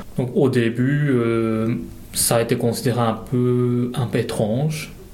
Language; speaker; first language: French; non-native, fluent; Japanese